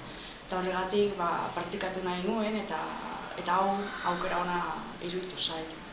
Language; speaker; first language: Basque; non-native, local second language; Spanish